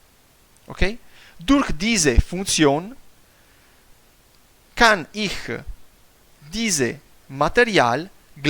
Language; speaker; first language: German; non-native, fluent; Italian